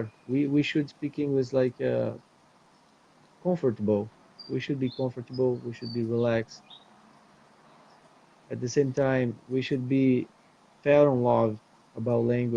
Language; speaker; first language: English; non-native, fluent; Portuguese